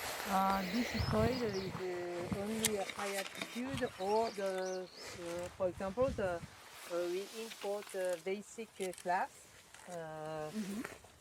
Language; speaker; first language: English; non-native, learner; Japanese